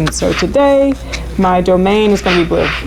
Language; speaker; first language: English; native; English